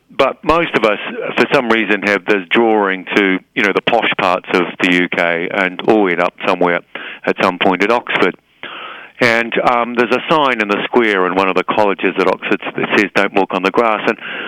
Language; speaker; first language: English; native; English